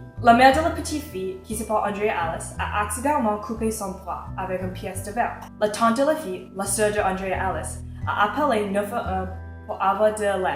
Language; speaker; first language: French; non-native, local second language; English